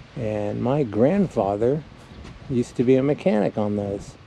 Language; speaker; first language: English; native; English